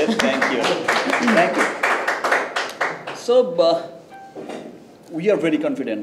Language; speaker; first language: English; non-native, learner; Bangla